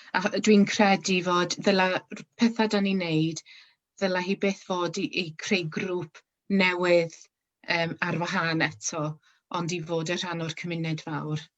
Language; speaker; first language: Welsh; non-native, local second language; English